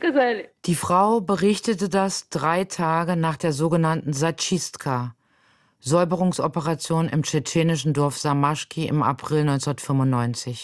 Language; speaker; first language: German; native; German